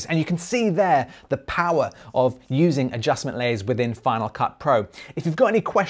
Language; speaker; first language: English; native; English